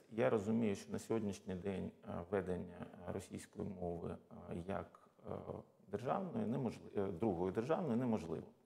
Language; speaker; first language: Ukrainian; non-native, local second language; Russian